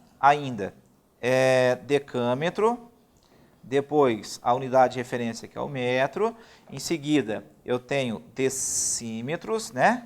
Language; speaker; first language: Portuguese; native; Portuguese